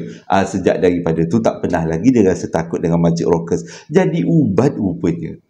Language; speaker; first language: Malay; native; Malay